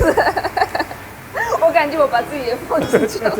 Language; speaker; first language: Chinese; non-native, fluent; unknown